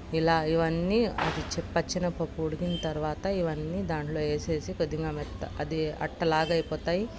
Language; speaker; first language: Telugu; non-native, local second language; Urdu